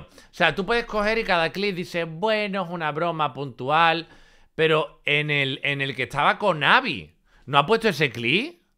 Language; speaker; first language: Spanish; native; Spanish